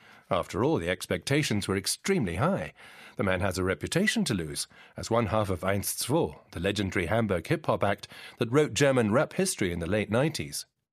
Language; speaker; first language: English; native; English